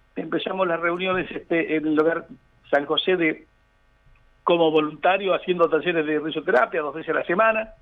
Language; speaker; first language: Spanish; native; Spanish